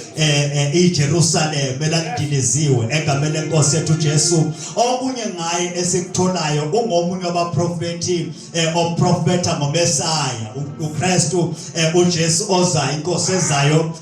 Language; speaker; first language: Zulu; native; Zulu